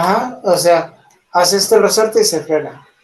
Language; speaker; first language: Spanish; native; Spanish